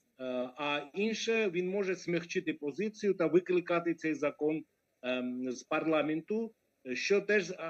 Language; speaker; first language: Ukrainian; non-native, fluent; Georgian